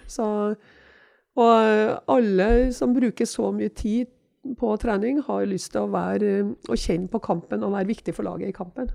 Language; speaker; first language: Norwegian; native; Norwegian